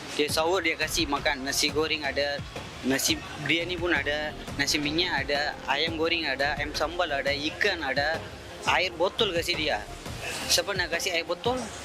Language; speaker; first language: Malay; non-native, learner; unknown